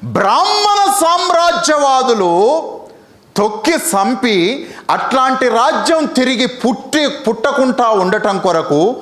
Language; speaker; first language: Telugu; native; Telugu